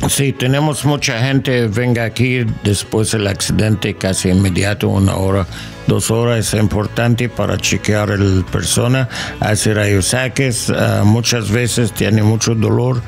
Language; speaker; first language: Spanish; non-native, learner; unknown